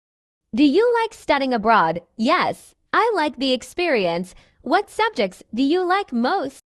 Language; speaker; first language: English; non-native, fluent; Burmese